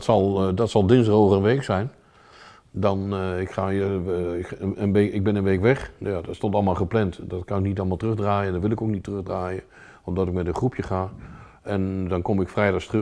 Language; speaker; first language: Dutch; native; Dutch